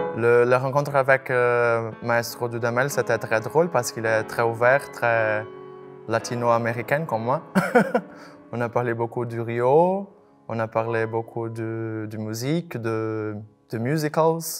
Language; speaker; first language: French; non-native, fluent; Portuguese